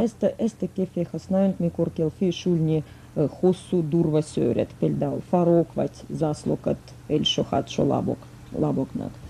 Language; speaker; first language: Hungarian; non-native, fluent; Russian